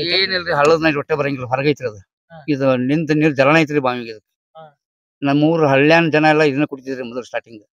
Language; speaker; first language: Kannada; native; Kannada